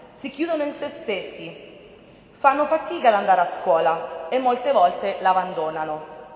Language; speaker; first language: Italian; non-native, fluent; Spanish